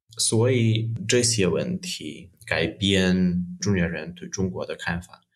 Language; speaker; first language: Chinese; non-native, fluent; Russian